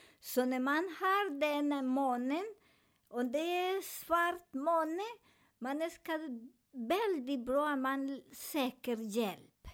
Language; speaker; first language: Swedish; non-native, learner; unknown